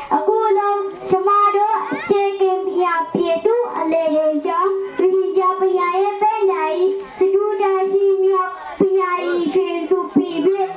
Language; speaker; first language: Burmese; non-native, local second language; Rohingya